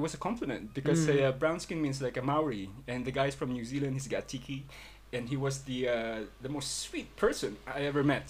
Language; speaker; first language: English; native; English